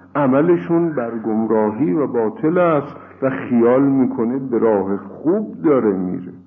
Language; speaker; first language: Persian; native; Persian